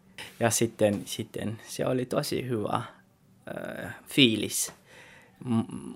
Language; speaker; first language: Finnish; non-native, learner; Tswana